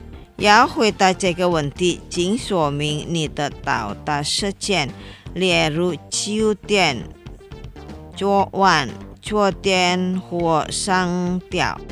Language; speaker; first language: Chinese; non-native, fluent; Indonesian